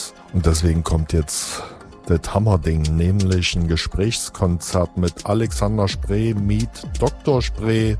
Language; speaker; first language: German; native; German